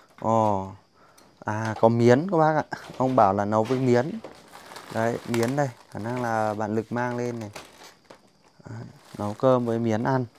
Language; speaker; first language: Vietnamese; non-native, local second language; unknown